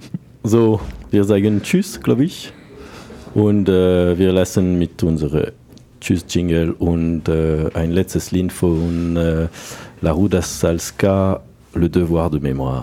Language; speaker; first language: German; non-native, learner; French